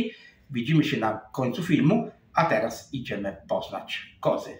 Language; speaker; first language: Polish; non-native, fluent; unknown